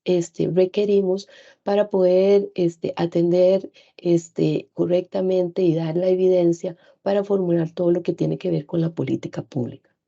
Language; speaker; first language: Spanish; native; Spanish